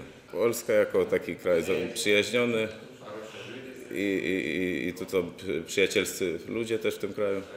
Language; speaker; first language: Polish; non-native, fluent; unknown